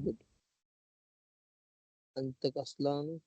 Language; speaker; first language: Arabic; non-native, learner; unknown